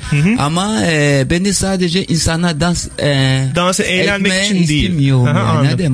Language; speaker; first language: Turkish; non-native, learner; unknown